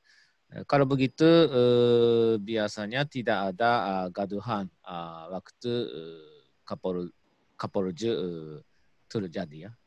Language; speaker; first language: Indonesian; non-native, learner; Japanese